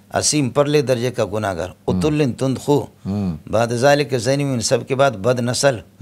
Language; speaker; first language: Urdu; non-native, local second language; Brahui